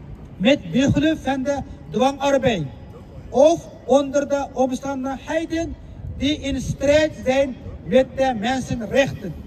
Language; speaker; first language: Dutch; non-native, fluent; Uyghur